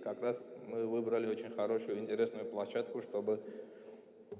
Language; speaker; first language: Russian; non-native, fluent; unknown